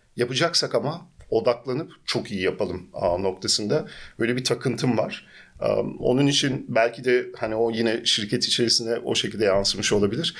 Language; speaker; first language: Turkish; early bilingual, heritage; Turkish